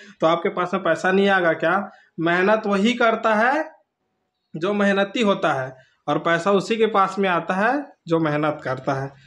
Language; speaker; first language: Hindi; native; Hindi